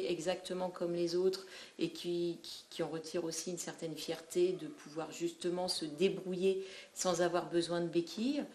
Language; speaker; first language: French; native; French